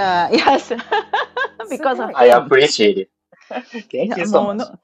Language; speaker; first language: English; non-native, learner; Japanese